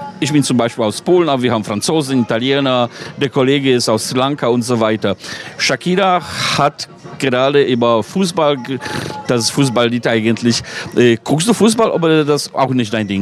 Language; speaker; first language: German; non-native, fluent; Polish